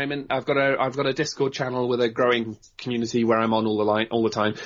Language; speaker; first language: English; native; English